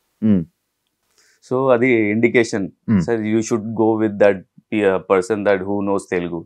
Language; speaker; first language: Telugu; non-native, local second language; Urdu